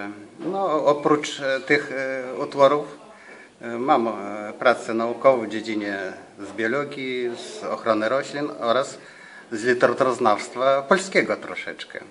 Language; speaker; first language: Polish; non-native, fluent; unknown